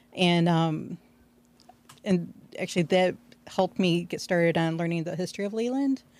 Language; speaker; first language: English; native; English